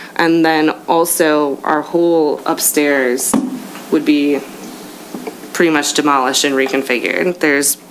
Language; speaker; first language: English; native; English